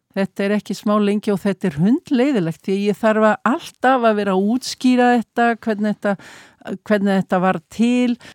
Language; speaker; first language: Icelandic; early bilingual, heritage; Icelandic